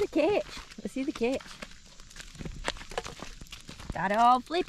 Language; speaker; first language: English; native; English